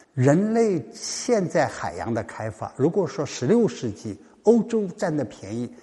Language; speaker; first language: Chinese; native; Chinese